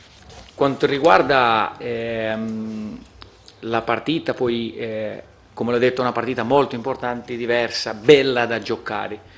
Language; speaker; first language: Italian; non-native, fluent; Portuguese